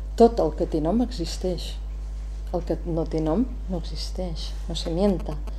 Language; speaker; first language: Catalan; native; Catalan